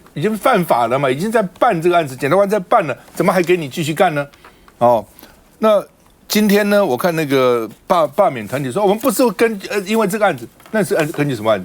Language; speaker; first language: Chinese; native; Chinese